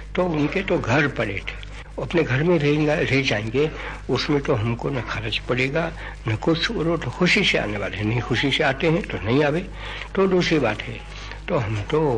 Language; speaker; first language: Hindi; non-native, local second language; Gujarati